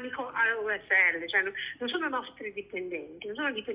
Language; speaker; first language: Italian; native; Italian